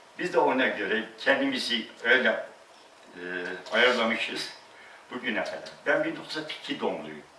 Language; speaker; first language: Turkish; non-native, local second language; Kurdish